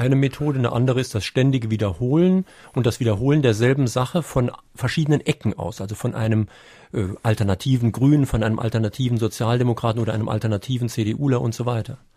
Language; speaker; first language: German; native; German